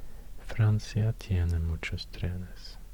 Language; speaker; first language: Spanish; non-native, learner; Swedish